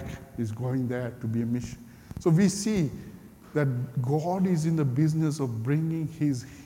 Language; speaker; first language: English; non-native, local second language; Gujarati